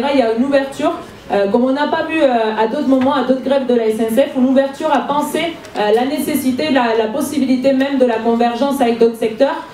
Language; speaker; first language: French; non-native, fluent; Spanish